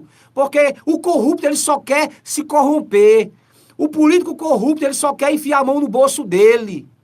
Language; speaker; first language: Portuguese; native; Portuguese